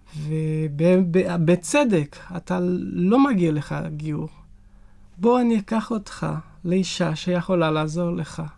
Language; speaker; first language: Hebrew; non-native, learner; Portuguese